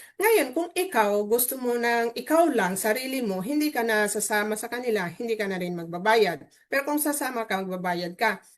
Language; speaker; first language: Filipino; native; Filipino